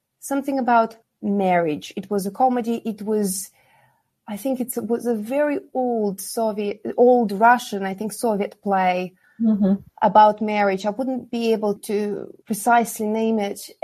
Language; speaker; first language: English; non-native, fluent; Kazakh